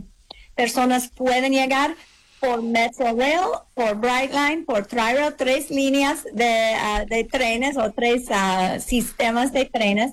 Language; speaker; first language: Spanish; early bilingual, heritage; English